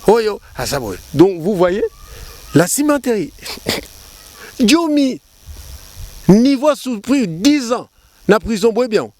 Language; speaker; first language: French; non-native, local second language; Kongo